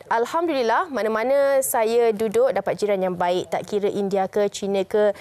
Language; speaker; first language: Malay; native; Malay